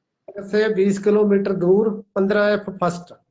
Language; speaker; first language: Hindi; non-native, local second language; Punjabi